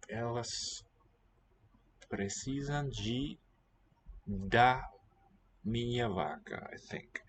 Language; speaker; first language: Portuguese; non-native, learner; English